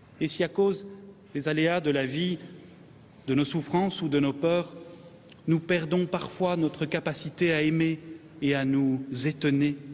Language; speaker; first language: French; native; French